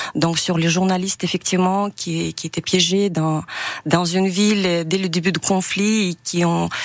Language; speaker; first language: French; non-native, fluent; Ukrainian